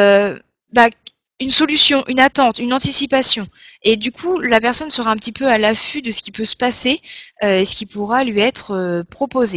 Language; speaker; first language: French; native; French